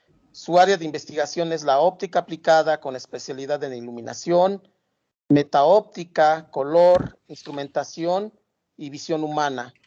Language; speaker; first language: Spanish; native; Spanish